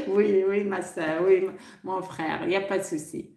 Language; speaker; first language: French; non-native, local second language; Arabic